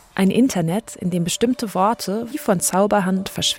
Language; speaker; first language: German; native; German